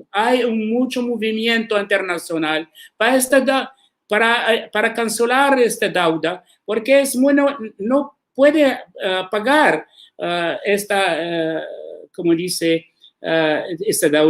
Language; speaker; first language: Spanish; non-native, learner; Arabic